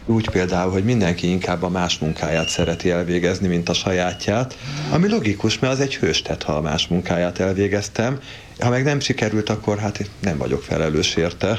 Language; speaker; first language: Hungarian; native; Hungarian